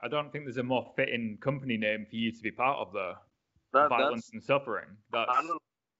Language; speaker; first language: English; native; English